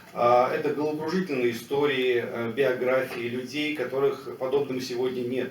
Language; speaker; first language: Russian; native; Russian